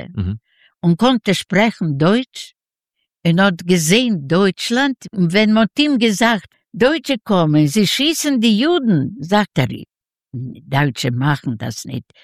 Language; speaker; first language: German; non-native, learner; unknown